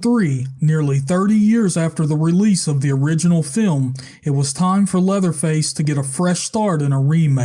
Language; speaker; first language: English; native; English